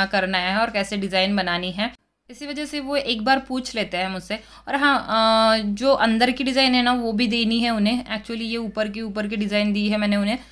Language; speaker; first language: Hindi; non-native, local second language; Marathi